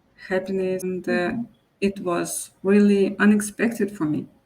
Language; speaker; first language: English; non-native, local second language; Russian